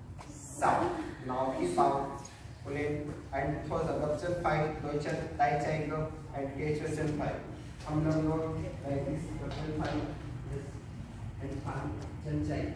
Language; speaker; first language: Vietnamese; non-native, learner; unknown